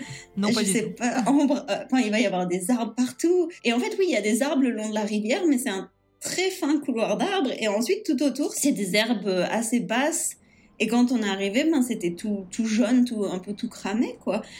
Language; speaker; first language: French; native; French